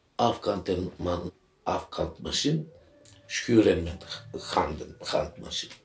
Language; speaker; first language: Dutch; non-native, learner; Bulgarian